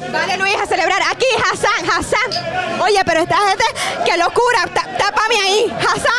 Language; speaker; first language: Spanish; native; Spanish